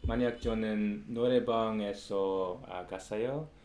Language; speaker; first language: Korean; non-native, learner; English